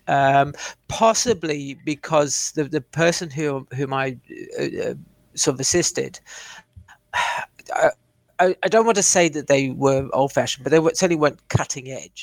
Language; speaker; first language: English; native; English